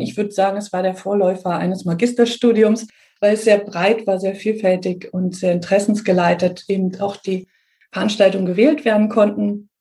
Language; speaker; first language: German; native; German